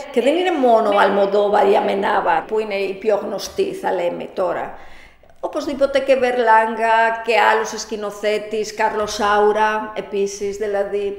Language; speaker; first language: Greek; non-native, fluent; Spanish